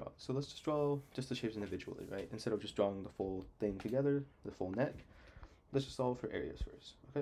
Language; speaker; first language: English; native; English